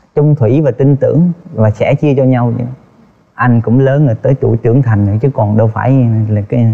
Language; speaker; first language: Vietnamese; native; Vietnamese